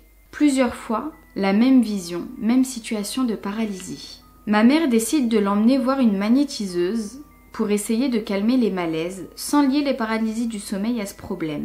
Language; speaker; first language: French; native; French